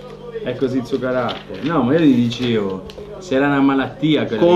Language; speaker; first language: Italian; native; Italian